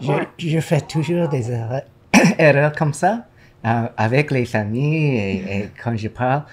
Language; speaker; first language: French; non-native, learner; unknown